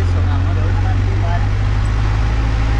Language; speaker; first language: Spanish; native; Spanish